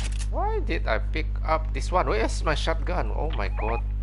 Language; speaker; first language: English; non-native, local second language; Malay